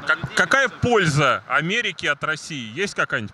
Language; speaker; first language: Russian; native; Russian